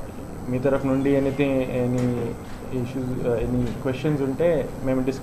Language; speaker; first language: Telugu; non-native, learner; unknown